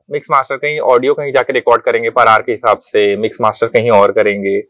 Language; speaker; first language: Hindi; non-native, local second language; Marathi